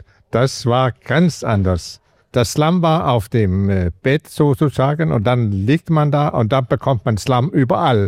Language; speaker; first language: German; non-native, fluent; Danish